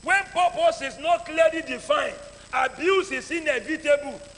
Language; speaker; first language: English; non-native, local second language; Yoruba